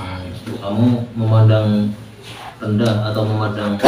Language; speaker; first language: Indonesian; native; Indonesian